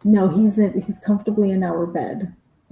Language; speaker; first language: English; native; English